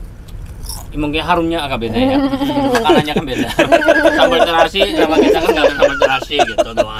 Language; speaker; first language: Indonesian; non-native, fluent; Korean